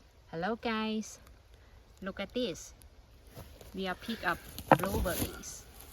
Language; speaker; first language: English; non-native, learner; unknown